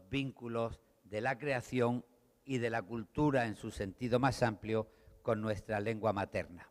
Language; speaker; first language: Spanish; native; Spanish